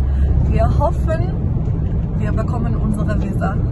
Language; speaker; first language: German; non-native, fluent; Persian